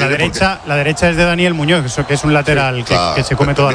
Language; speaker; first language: Spanish; native; Spanish